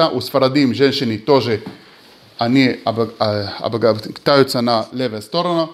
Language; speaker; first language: Russian; early bilingual, heritage; Hebrew